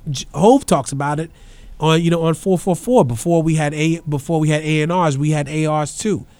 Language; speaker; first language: English; native; English